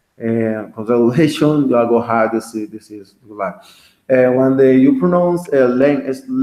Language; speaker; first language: English; non-native, learner; Spanish